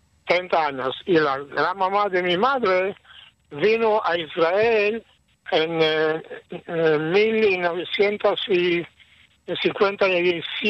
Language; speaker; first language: Spanish; early bilingual, heritage; Ladino